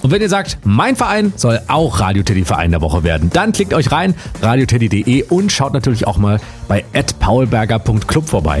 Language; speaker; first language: German; native; German